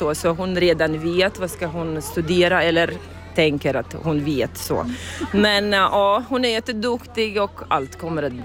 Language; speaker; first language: Swedish; non-native, learner; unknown